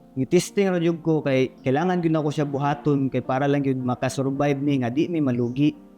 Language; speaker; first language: Cebuano; native; Cebuano